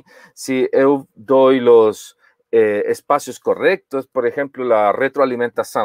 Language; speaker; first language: Portuguese; non-native, learner; Spanish